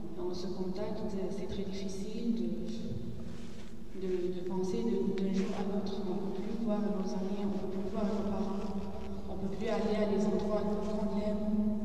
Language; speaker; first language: French; non-native, learner; Arabic